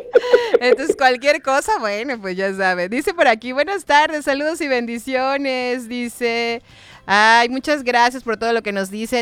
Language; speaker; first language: Spanish; native; Spanish